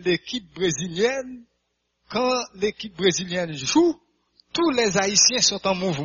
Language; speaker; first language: French; non-native, local second language; Haitian Creole